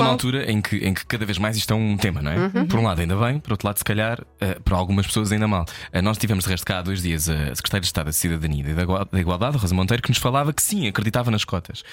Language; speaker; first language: Portuguese; native; Portuguese